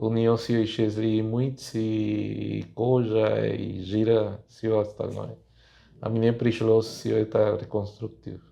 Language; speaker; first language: Russian; non-native, fluent; Spanish